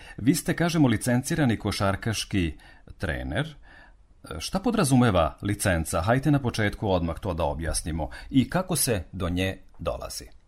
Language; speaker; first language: Serbian; native; Serbian